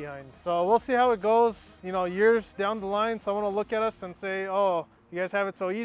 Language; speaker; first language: English; native; English